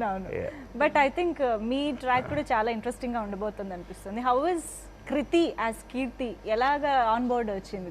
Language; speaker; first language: Telugu; native; Telugu